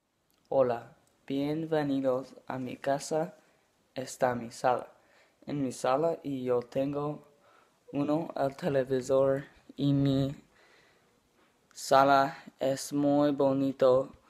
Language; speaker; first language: Spanish; non-native, learner; English